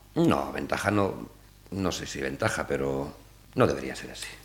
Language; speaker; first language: Spanish; native; Spanish